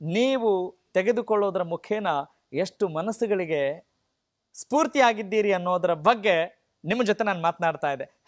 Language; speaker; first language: Kannada; native; Kannada